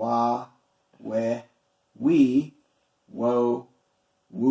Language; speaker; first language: Filipino; non-native, learner; English